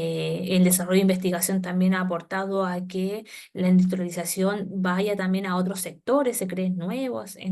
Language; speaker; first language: Spanish; native; Spanish